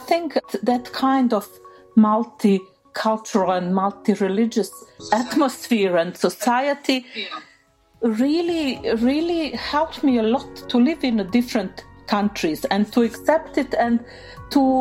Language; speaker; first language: English; non-native, fluent; Bosnian